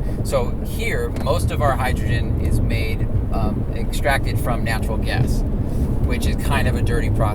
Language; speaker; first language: English; native; English